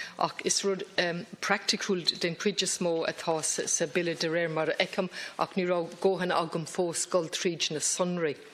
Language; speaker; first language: Irish; non-native, local second language; English